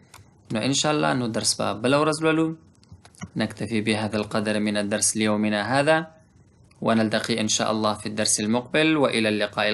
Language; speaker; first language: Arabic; non-native, fluent; Pashto